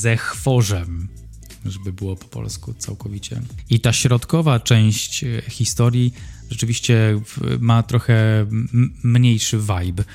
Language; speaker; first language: Polish; native; Polish